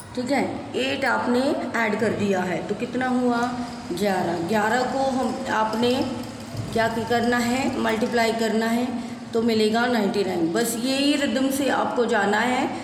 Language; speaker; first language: Hindi; non-native, local second language; Gujarati